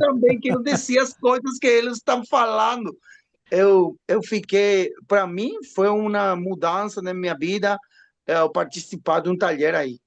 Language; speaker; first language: Portuguese; non-native, learner; Spanish